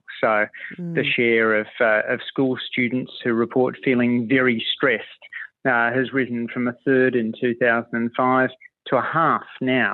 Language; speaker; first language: English; native; English